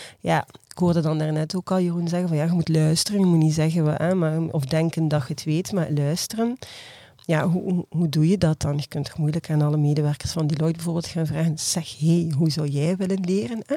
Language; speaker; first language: Dutch; native; Dutch